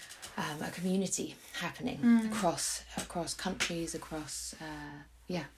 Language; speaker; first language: English; native; English